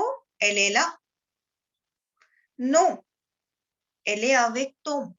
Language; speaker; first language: French; non-native, fluent; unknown